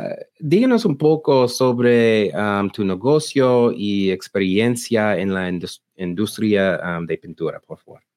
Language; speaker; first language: Spanish; non-native, learner; English